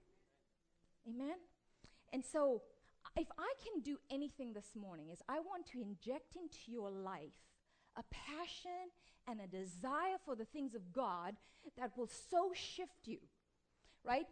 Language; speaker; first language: English; native; English